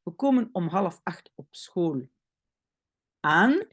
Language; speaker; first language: Dutch; non-native, fluent; French